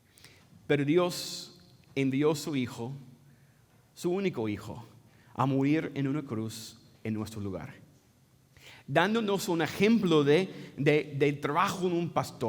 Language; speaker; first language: Spanish; non-native, fluent; English